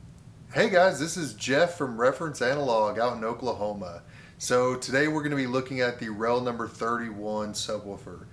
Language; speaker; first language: English; native; English